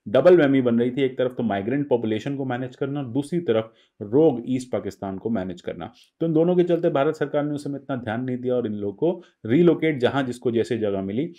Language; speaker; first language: Hindi; native; Hindi